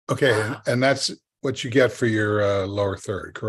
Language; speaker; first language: English; native; English